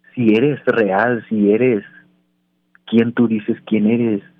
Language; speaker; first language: Spanish; early bilingual, heritage; Spanish